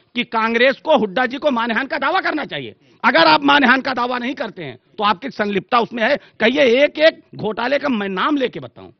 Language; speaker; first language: Hindi; native; Hindi